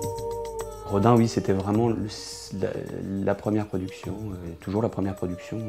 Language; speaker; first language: French; native; French